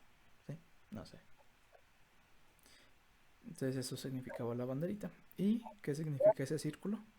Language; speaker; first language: Spanish; native; Spanish